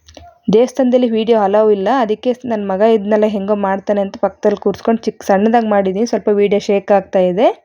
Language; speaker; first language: Kannada; native; Kannada